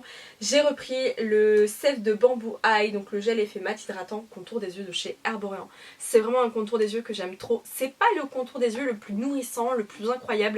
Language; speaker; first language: French; native; French